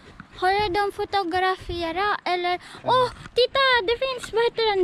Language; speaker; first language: Swedish; non-native, learner; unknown